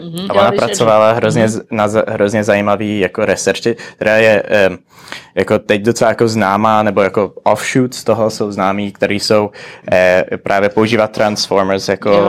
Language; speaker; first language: Czech; early bilingual, heritage; Czech